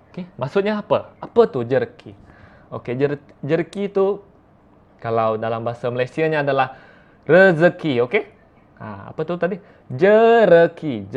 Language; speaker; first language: Malay; non-native, local second language; Iban